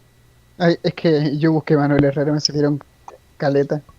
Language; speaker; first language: Spanish; native; Spanish